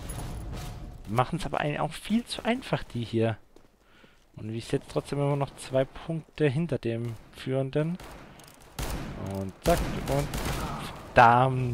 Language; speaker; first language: German; native; German